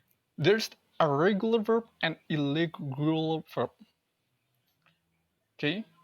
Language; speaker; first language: English; non-native, learner; Indonesian